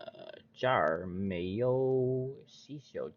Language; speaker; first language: Chinese; non-native, learner; English